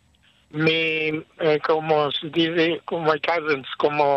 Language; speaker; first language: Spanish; early bilingual, heritage; Hebrew